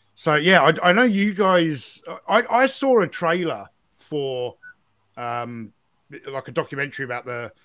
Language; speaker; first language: English; native; English